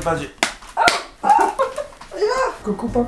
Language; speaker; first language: French; native; French